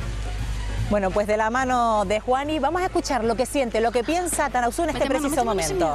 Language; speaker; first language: Spanish; native; Spanish